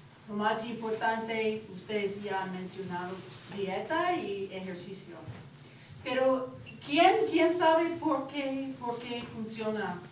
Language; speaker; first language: Spanish; non-native, fluent; English